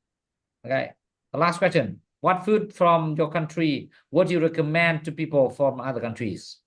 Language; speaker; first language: English; non-native, fluent; Vietnamese